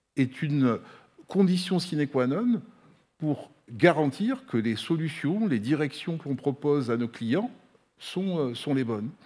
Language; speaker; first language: French; non-native, local second language; Arabic